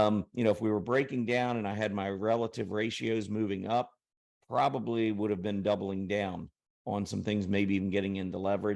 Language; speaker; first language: English; native; English